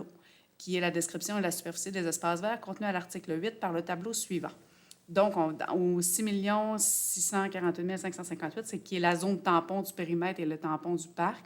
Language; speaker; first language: French; native; French